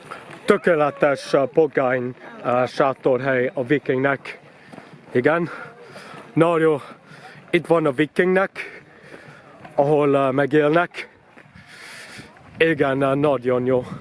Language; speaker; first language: Hungarian; non-native, learner; English